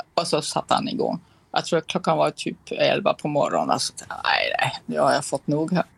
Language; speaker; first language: Swedish; non-native, fluent; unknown